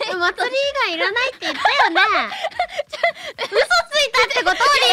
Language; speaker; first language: Japanese; native; Japanese